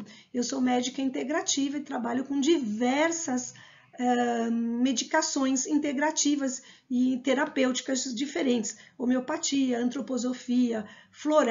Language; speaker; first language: Portuguese; native; Portuguese